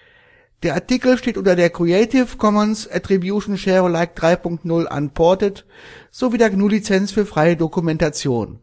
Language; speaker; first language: German; native; German